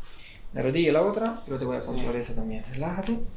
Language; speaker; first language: Spanish; non-native, fluent; Italian